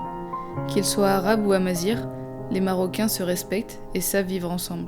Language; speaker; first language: French; native; French